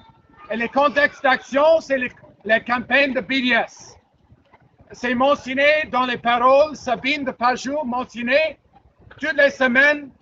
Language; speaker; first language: French; non-native, learner; English